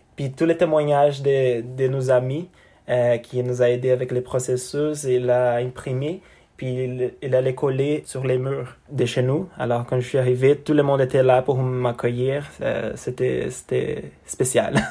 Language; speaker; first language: French; non-native, fluent; Portuguese